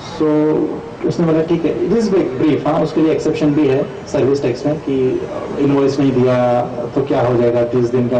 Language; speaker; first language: Hindi; non-native, local second language; Sindhi